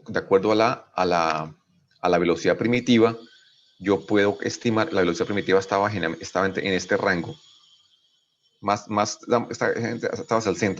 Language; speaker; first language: Spanish; native; Spanish